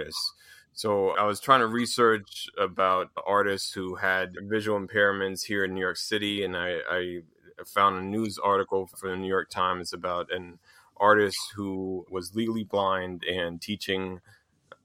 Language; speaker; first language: English; native; English